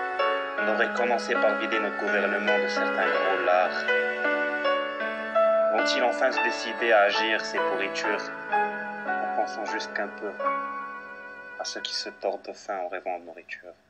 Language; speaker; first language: French; non-native, local second language; Arabic